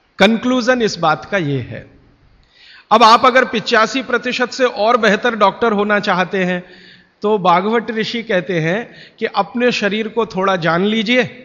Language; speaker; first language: Hindi; native; Hindi